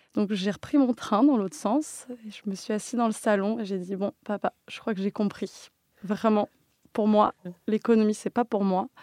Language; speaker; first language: French; native; French